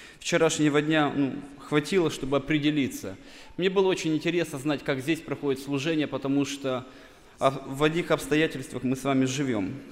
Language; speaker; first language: Russian; non-native, local second language; Bulgarian